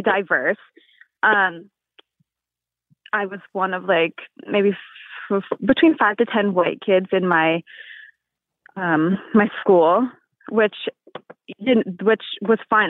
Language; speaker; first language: English; native; English